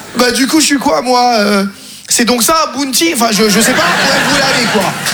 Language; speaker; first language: French; native; French